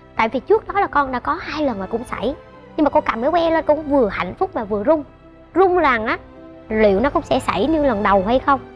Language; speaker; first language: Vietnamese; native; Vietnamese